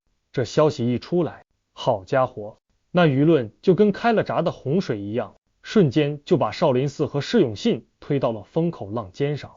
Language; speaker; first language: Chinese; native; Chinese